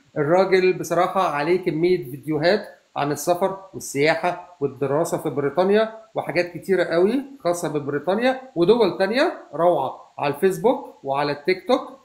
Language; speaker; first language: Arabic; native; Arabic